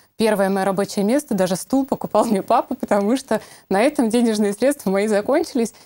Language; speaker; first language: Russian; native; Russian